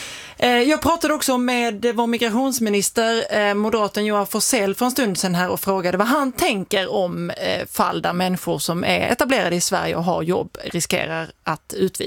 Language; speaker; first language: Swedish; native; Swedish